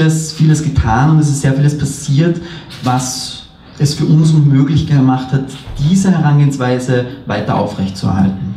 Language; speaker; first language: German; native; German